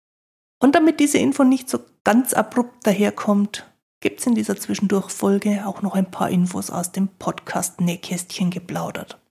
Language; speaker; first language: German; native; German